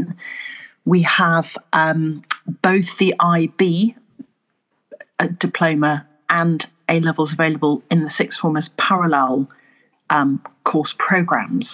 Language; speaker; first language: English; native; English